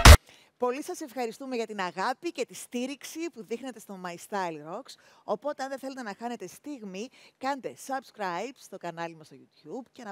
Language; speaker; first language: Greek; native; Greek